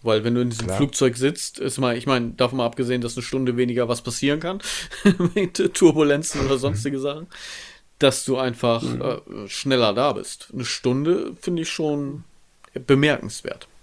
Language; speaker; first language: German; native; German